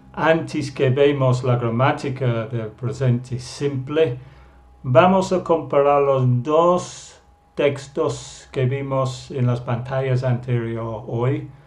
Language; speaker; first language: Spanish; non-native, fluent; English